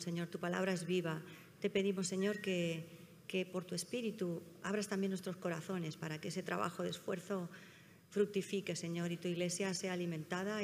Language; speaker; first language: Spanish; native; Spanish